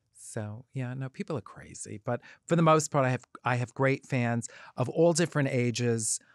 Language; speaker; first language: English; native; English